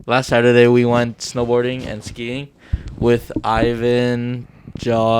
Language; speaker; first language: English; native; English